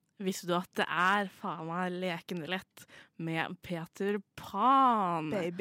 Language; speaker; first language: Norwegian; native; Norwegian